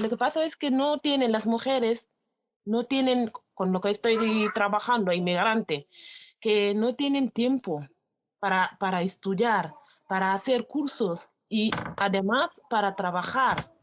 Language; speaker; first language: Spanish; non-native, learner; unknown